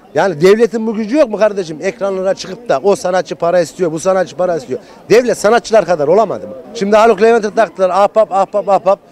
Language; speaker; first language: Turkish; native; Turkish